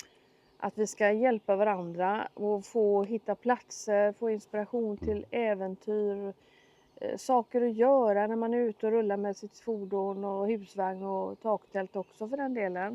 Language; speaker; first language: Swedish; native; Swedish